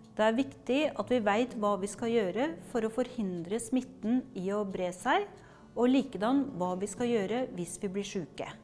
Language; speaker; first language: Norwegian; native; Norwegian